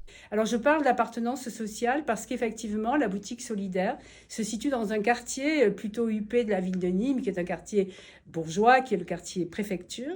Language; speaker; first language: French; native; French